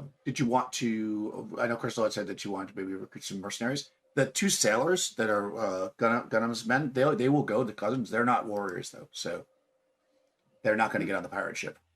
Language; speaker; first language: English; native; English